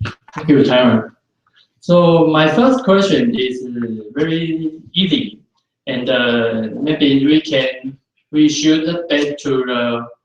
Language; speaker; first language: English; non-native, fluent; Chinese